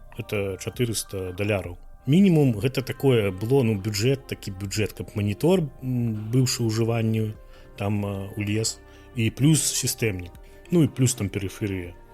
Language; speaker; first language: Belarusian; non-native, local second language; Russian